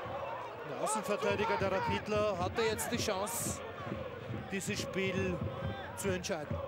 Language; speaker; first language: German; native; German